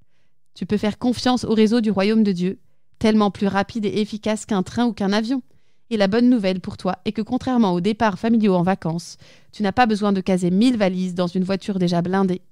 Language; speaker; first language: French; native; French